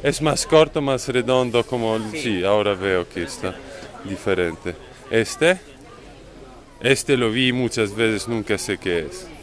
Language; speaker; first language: Spanish; non-native, learner; Polish